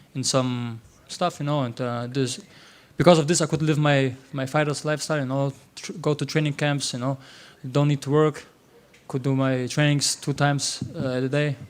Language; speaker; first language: English; non-native, fluent; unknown